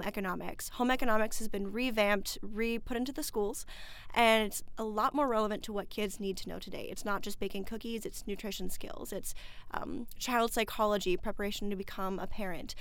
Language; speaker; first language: English; native; English